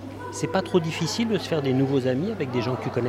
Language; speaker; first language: French; native; French